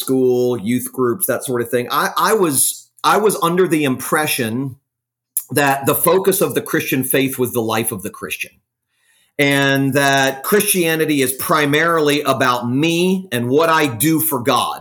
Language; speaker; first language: English; native; English